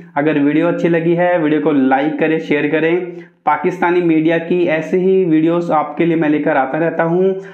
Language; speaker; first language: Hindi; native; Hindi